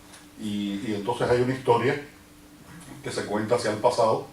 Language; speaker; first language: Spanish; native; Spanish